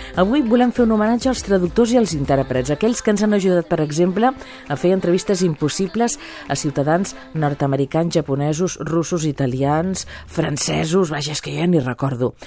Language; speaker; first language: Catalan; native; Catalan